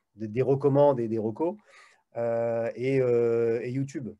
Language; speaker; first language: French; native; French